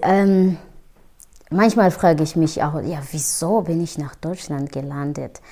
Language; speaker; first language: German; non-native, fluent; Kinyarwanda